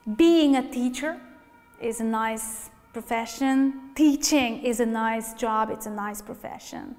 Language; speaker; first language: English; non-native, fluent; Hungarian